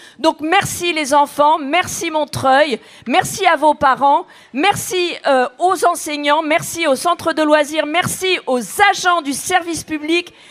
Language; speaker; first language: French; native; French